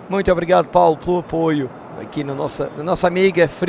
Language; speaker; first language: Portuguese; native; Portuguese